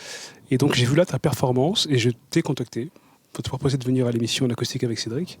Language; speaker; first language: French; native; French